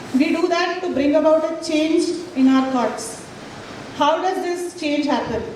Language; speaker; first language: English; non-native, local second language; Marathi